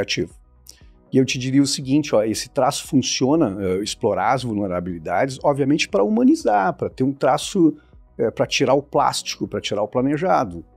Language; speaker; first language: Portuguese; native; Portuguese